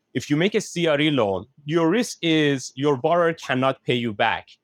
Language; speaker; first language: English; non-native, fluent; Persian